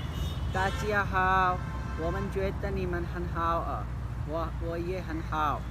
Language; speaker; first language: Chinese; non-native, learner; Hindi